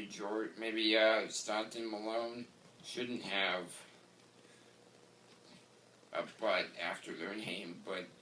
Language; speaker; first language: English; native; English